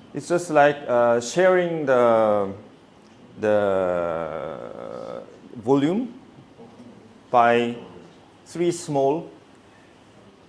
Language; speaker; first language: English; non-native, fluent; Korean